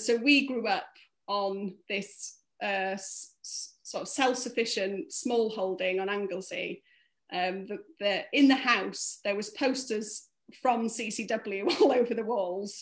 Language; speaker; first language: English; native; English